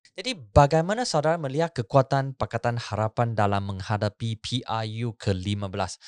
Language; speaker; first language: Malay; non-native, local second language; Chinese